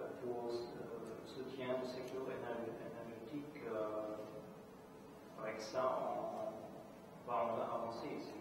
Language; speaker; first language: French; non-native, fluent; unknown